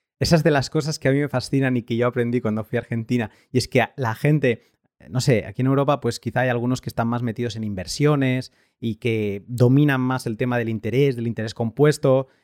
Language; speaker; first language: Spanish; native; Spanish